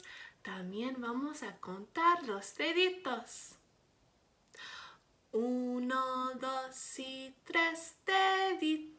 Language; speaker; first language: Spanish; non-native, learner; English